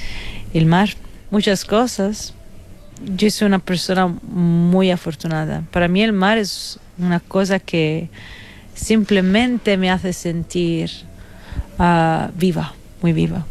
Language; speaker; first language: Spanish; non-native, fluent; Italian